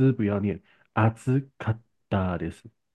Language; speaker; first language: Japanese; non-native, fluent; Chinese